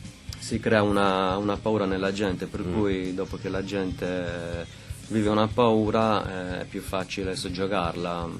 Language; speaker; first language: Italian; native; Italian